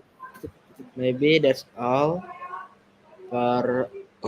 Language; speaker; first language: English; non-native, learner; Indonesian